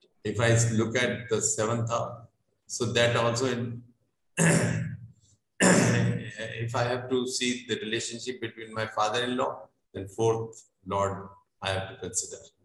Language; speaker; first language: English; non-native, local second language; Hindi